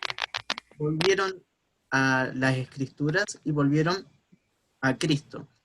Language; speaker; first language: Spanish; native; Spanish